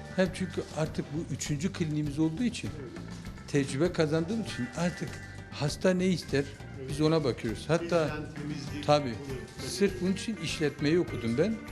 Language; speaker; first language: Turkish; native; Turkish